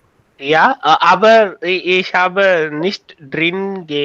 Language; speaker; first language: German; non-native, learner; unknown